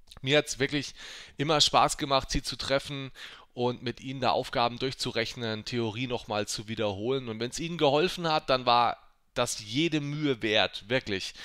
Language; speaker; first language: German; native; German